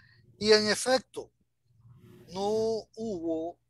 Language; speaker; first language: Spanish; native; Spanish